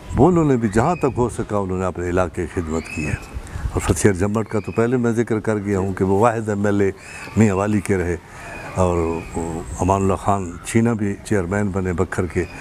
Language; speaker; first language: Urdu; non-native, local second language; Saraiki